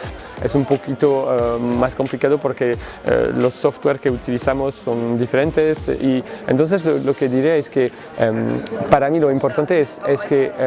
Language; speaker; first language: Spanish; non-native, fluent; French